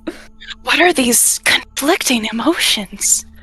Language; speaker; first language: English; native; English